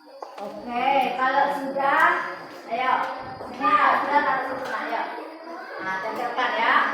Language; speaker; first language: Indonesian; native; Indonesian